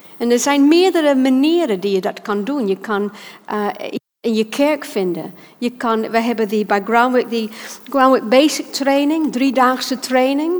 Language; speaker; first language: Dutch; non-native, fluent; English